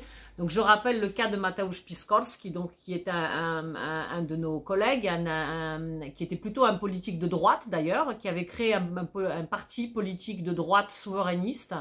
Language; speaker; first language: French; early bilingual, other home language; Polish